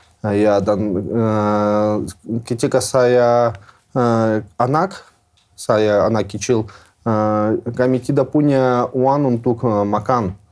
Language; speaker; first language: Indonesian; non-native, learner; Russian